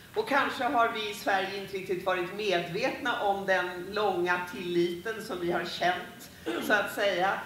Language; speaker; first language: Swedish; native; Swedish